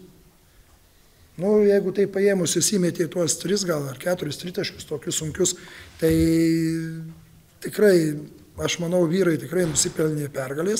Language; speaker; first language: Lithuanian; native; Lithuanian